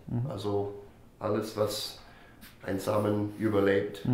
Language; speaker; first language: German; non-native, fluent; English